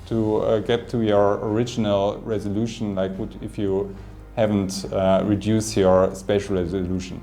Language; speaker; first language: English; non-native, fluent; German